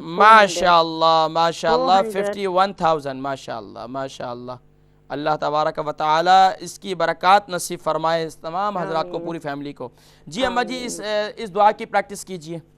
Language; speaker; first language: Urdu; native; Urdu